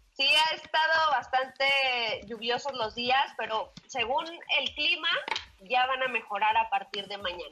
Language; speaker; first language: Spanish; native; Spanish